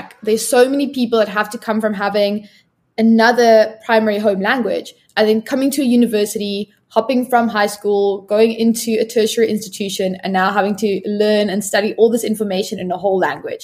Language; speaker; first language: English; non-native, local second language; Afrikaans